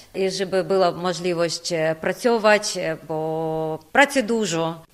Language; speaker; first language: Polish; non-native, fluent; Ukrainian